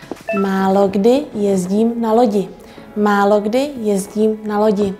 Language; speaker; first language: Czech; early bilingual, other home language; Vietnamese